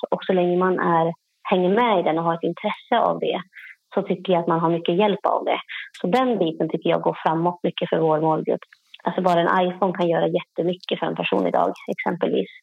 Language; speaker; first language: Swedish; native; Swedish